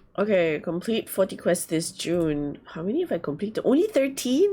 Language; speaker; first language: English; non-native, learner; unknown